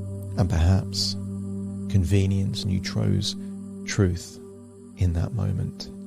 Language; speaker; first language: English; native; English